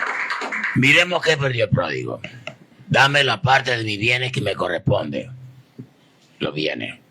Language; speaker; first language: Spanish; native; Spanish